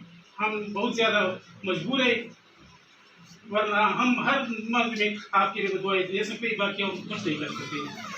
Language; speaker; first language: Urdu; non-native, local second language; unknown